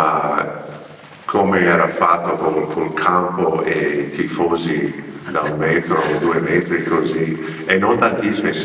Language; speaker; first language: Italian; non-native, fluent; English